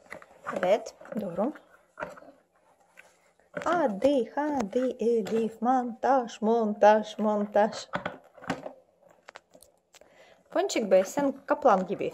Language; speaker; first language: Turkish; non-native, learner; Russian